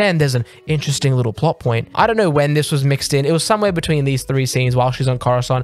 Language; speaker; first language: English; native; English